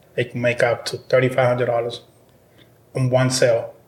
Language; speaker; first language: English; non-native, fluent; Spanish